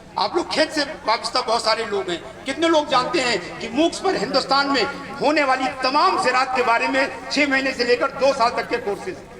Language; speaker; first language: Urdu; native; Urdu